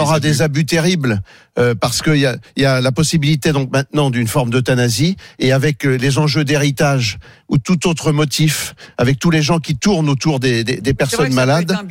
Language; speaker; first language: French; native; French